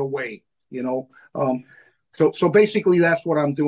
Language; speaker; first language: English; native; English